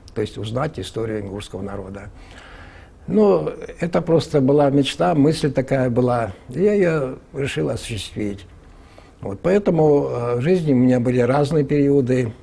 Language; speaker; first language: Russian; non-native, local second language; Ingush